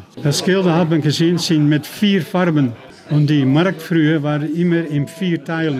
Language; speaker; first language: German; non-native, learner; Dutch